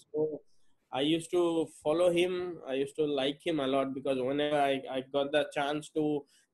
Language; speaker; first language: English; non-native, local second language; Bangla